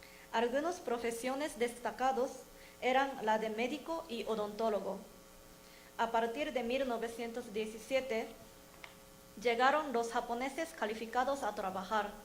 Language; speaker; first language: Spanish; non-native, learner; Japanese